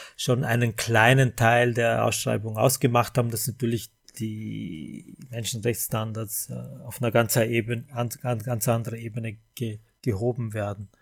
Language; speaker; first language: German; native; German